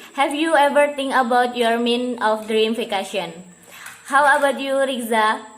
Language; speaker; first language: English; non-native, learner; Indonesian